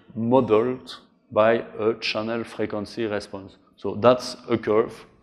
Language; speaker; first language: English; non-native, fluent; French